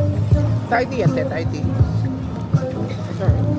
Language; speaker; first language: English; non-native, local second language; Filipino